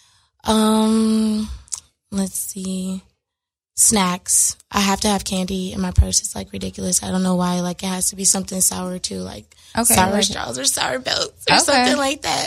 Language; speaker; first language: English; native; English